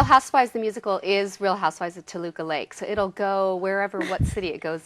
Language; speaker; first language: English; native; English